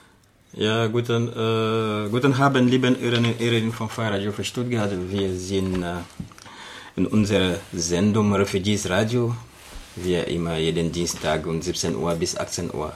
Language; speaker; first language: German; non-native, learner; Arabic